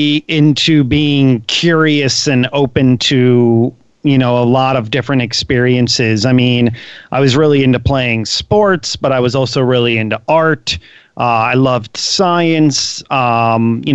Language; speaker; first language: English; native; English